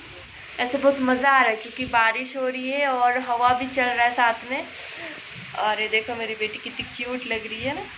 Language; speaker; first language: Hindi; native; Hindi